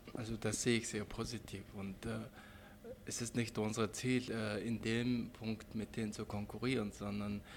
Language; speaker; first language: German; non-native, fluent; Mongolian